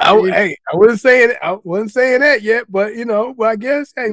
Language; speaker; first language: English; native; English